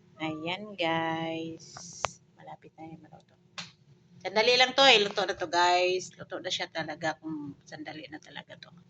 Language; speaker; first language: Filipino; non-native, local second language; Cebuano